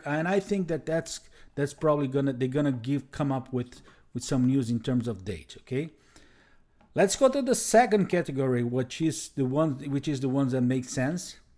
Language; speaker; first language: English; non-native, fluent; Portuguese